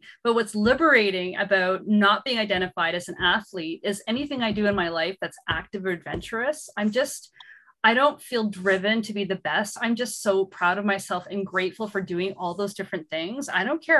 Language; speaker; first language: English; native; English